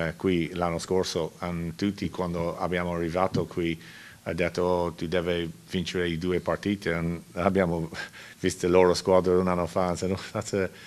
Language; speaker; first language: Italian; non-native, learner; English